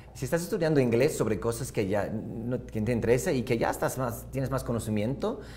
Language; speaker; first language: Spanish; non-native, fluent; English